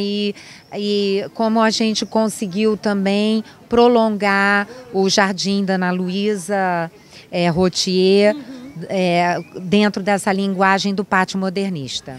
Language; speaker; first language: Portuguese; native; Portuguese